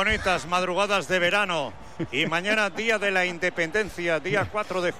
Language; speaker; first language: Spanish; native; Spanish